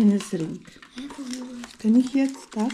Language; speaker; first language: German; early bilingual, heritage; Bosnian